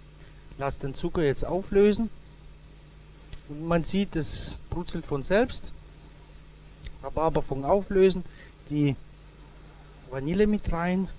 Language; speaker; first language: German; native; German